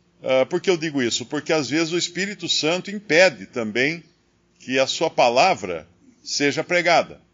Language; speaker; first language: Portuguese; native; Portuguese